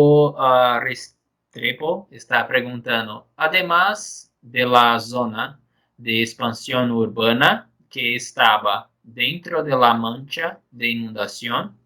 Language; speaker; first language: Spanish; non-native, fluent; Portuguese